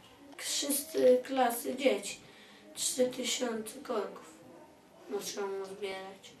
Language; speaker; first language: Polish; early bilingual, other home language; Chechen